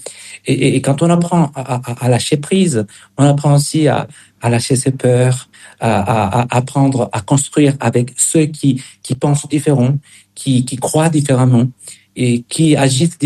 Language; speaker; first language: French; non-native, fluent; Spanish